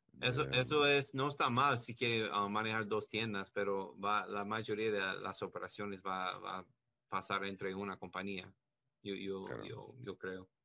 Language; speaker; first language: Spanish; non-native, learner; English